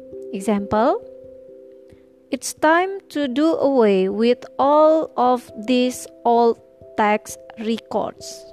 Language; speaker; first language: English; non-native, fluent; Indonesian